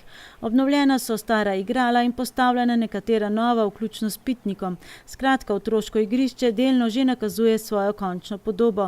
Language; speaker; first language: Slovenian; native; Slovenian